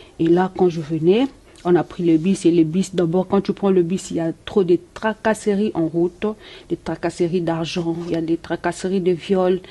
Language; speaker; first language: French; non-native, local second language; Lingala